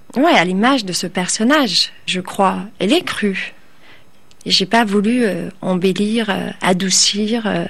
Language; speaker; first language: French; early bilingual, other home language; Turkish